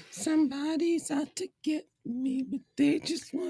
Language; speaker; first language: English; native; English